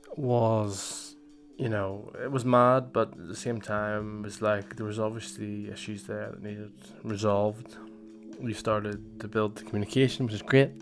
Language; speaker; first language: English; native; English